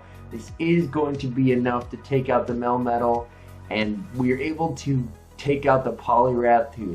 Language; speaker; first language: English; native; English